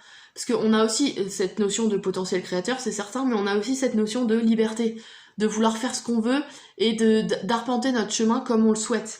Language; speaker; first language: French; native; French